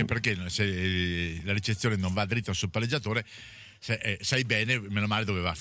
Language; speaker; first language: Italian; native; Italian